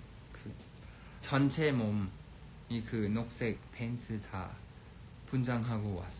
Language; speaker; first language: Korean; non-native, fluent; Thai